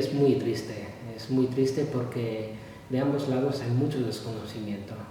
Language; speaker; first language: Spanish; non-native, fluent; Arabic